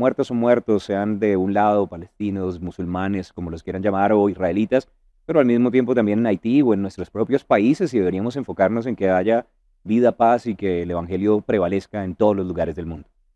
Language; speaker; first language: Spanish; native; Spanish